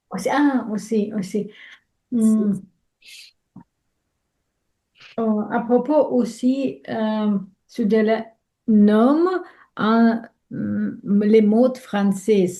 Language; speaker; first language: French; non-native, learner; Russian